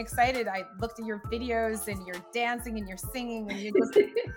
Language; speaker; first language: English; early bilingual, other home language; Russian